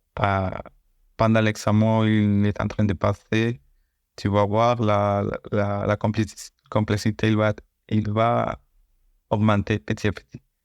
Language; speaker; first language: French; non-native, learner; Spanish